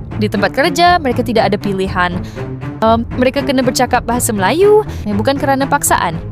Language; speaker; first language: Malay; native; Malay